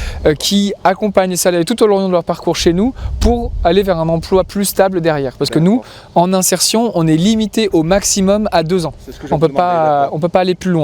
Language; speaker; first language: French; native; French